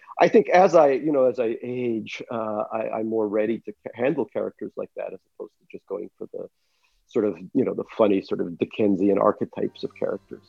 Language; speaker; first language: English; early bilingual, other home language; Russian